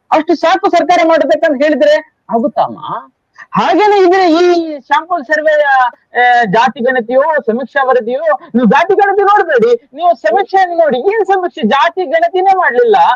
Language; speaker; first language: Kannada; non-native, local second language; Konkani